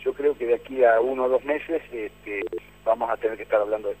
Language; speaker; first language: Spanish; native; Spanish